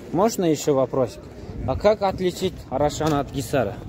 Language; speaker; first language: Russian; non-native, local second language; Kyrgyz